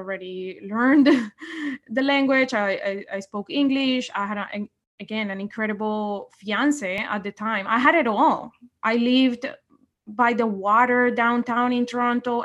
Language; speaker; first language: English; non-native, fluent; Spanish